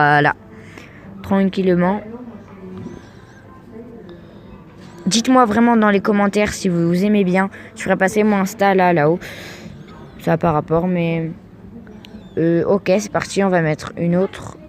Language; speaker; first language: French; native; French